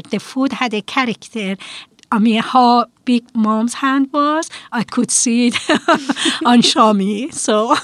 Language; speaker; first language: English; non-native, fluent; Persian